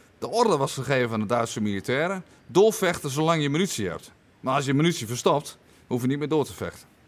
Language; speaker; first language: Dutch; native; Dutch